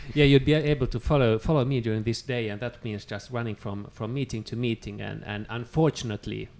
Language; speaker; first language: English; non-native, fluent; Finnish